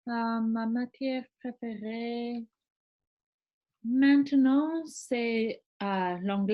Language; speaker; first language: French; non-native, learner; English